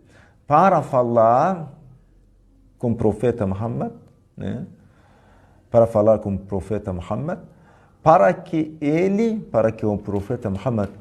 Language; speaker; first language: Portuguese; non-native, fluent; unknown